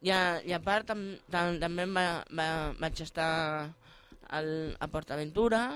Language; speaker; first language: Catalan; non-native, local second language; Spanish